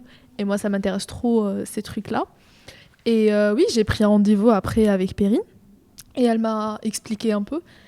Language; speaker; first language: French; non-native, fluent; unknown